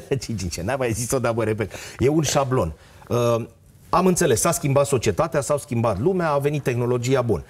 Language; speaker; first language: Romanian; native; Romanian